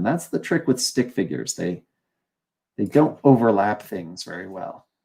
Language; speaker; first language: English; native; English